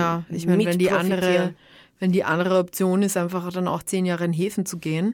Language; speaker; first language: German; native; German